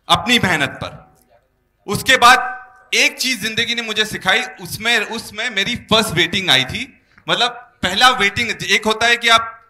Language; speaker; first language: Hindi; native; Hindi